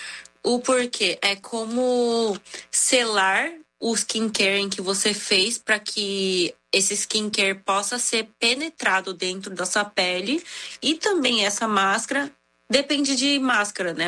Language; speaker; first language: Portuguese; non-native, fluent; Korean